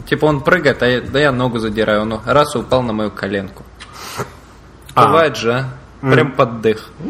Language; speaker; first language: Russian; native; Russian